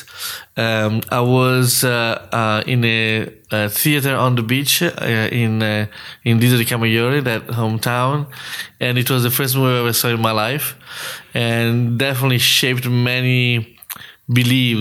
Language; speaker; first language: English; non-native, fluent; Italian